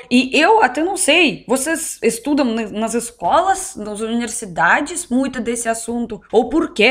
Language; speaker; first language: Portuguese; non-native, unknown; Russian